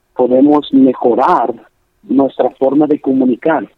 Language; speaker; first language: Spanish; early bilingual, heritage; Spanish